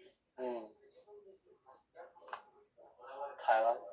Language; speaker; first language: English; non-native, learner; Korean